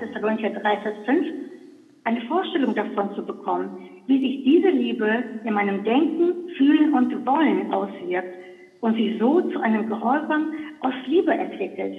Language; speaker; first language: German; native; German